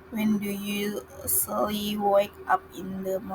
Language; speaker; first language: English; non-native, learner; Indonesian